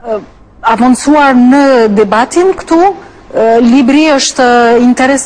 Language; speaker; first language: Albanian; non-native, fluent; French